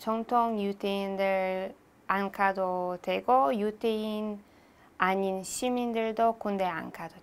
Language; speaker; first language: Korean; non-native, learner; Hebrew